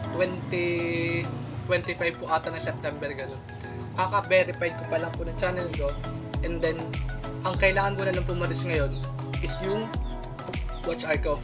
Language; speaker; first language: Filipino; native; Filipino